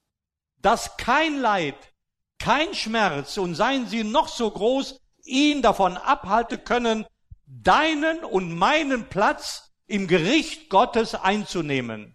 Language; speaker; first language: German; native; German